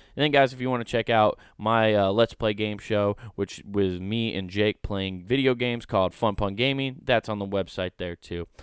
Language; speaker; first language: English; native; English